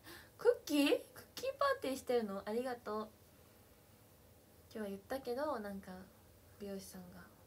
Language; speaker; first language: Japanese; native; Japanese